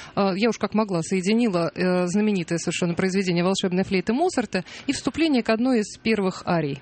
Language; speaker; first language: Russian; native; Russian